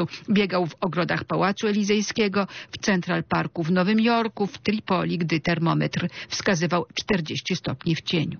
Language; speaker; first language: Polish; native; Polish